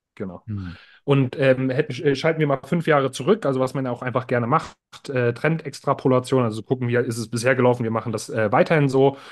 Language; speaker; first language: German; native; German